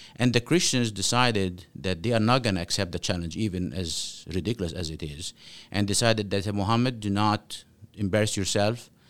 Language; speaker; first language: English; non-native, fluent; Arabic